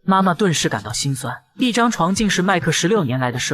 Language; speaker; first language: Chinese; native; Chinese